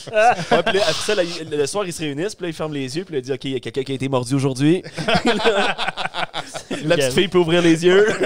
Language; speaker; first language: French; native; French